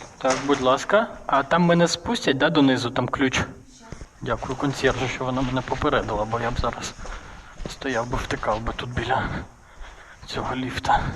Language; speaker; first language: Ukrainian; non-native, local second language; Russian